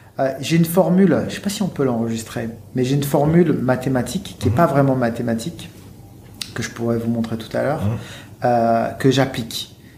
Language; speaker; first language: French; native; French